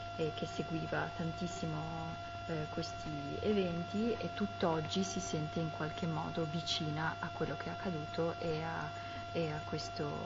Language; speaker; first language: Italian; native; Italian